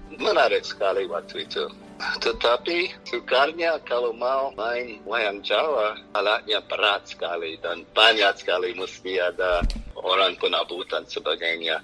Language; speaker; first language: Indonesian; non-native, fluent; English